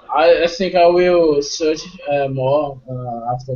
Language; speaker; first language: English; non-native, fluent; Portuguese